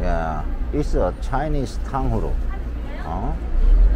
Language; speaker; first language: English; non-native, learner; Korean